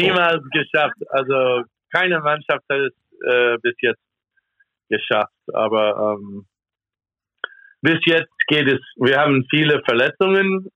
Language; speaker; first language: German; non-native, fluent; English